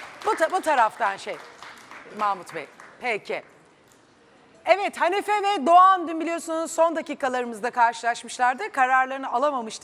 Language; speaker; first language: Turkish; native; Turkish